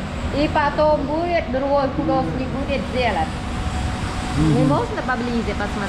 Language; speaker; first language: Russian; non-native, learner; Vietnamese